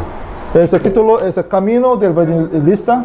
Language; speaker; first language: Spanish; non-native, learner; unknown